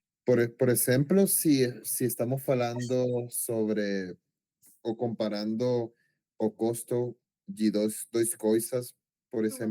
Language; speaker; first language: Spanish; non-native, learner; Portuguese